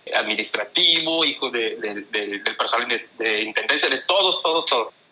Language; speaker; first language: Spanish; native; Spanish